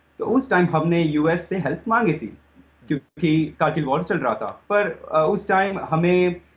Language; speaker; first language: Hindi; non-native, local second language; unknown